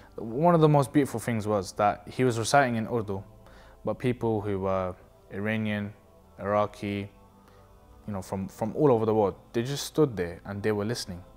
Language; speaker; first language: English; native; English